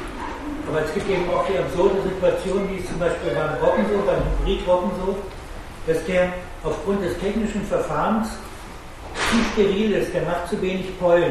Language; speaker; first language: German; native; German